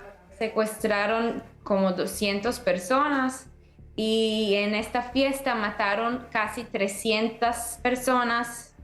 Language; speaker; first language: Spanish; early bilingual, heritage; Spanish